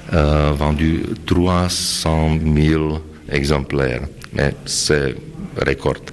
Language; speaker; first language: French; non-native, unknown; Slovak